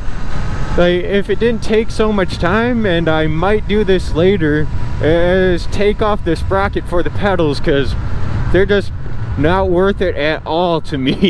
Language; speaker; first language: English; native; English